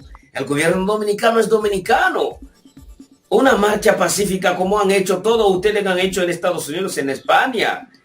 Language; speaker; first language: Spanish; non-native, fluent; Haitian Creole